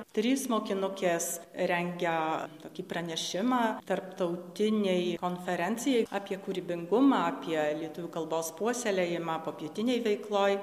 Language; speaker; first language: Lithuanian; native; Lithuanian